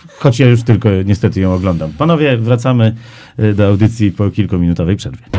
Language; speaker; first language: Polish; native; Polish